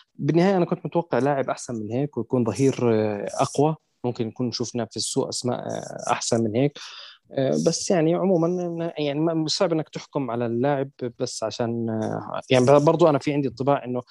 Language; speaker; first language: Arabic; native; Arabic